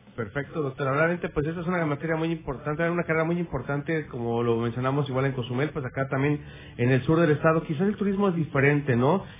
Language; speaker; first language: Spanish; native; Spanish